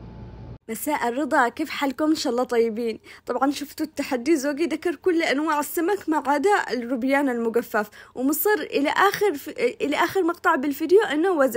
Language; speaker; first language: Arabic; native; Arabic